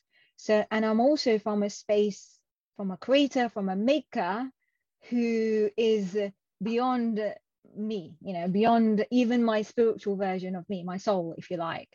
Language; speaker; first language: English; non-native, local second language; Punjabi